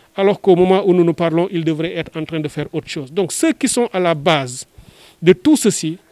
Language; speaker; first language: French; non-native, local second language; Wolof